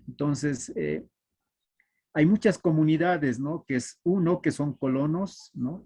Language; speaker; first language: Spanish; native; Spanish